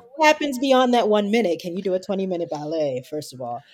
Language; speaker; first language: English; native; English